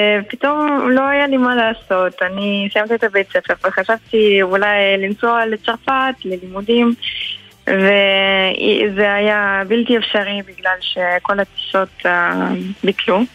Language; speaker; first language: Hebrew; early bilingual, heritage; Hebrew